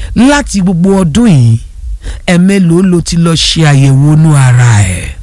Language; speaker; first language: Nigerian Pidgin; non-native, local second language; Igbo